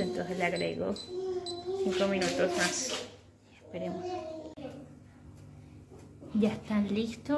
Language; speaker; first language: Spanish; native; Spanish